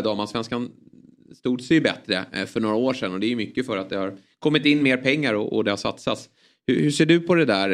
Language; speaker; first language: Swedish; native; Swedish